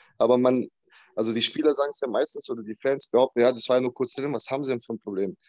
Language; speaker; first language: German; early bilingual, other home language; Bosnian